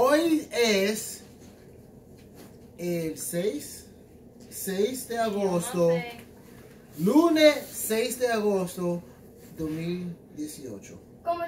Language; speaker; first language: Spanish; non-native, learner; English